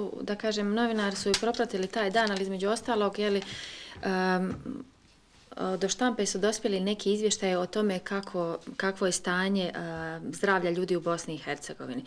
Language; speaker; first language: Serbian; native; Serbian